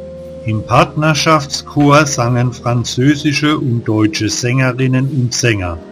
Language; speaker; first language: German; native; German